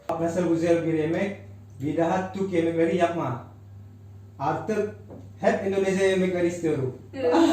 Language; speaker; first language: Turkish; non-native, learner; Indonesian